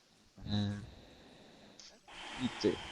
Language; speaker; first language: English; non-native, learner; Chinese